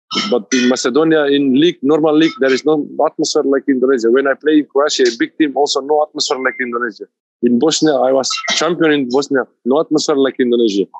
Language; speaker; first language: English; non-native, fluent; Macedonian